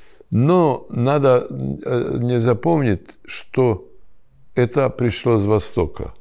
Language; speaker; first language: Russian; non-native, learner; Serbian